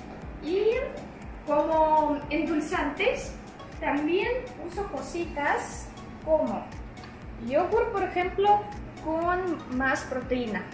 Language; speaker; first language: Spanish; non-native, fluent; Russian